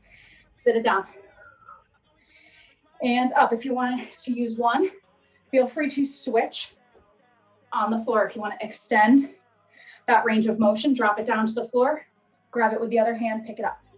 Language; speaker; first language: English; native; English